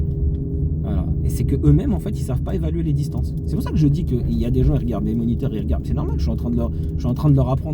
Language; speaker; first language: French; native; French